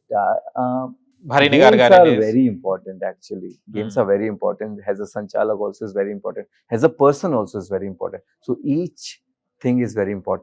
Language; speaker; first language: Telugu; non-native, learner; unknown